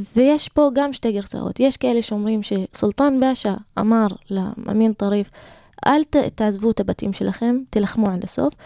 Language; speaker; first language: Hebrew; non-native, local second language; Arabic